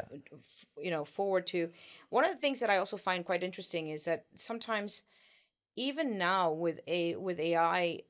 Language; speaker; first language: English; non-native, fluent; Spanish